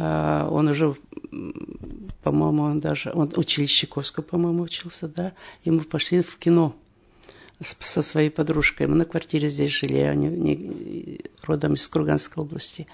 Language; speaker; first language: Russian; native; Russian